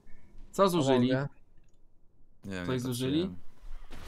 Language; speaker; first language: Polish; native; Polish